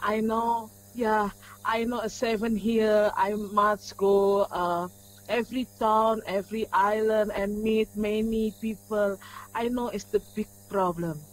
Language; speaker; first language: English; non-native, learner; Indonesian